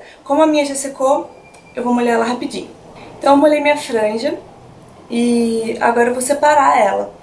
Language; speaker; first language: Portuguese; native; Portuguese